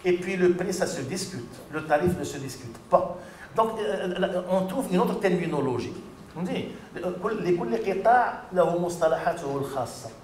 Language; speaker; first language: French; non-native, local second language; Arabic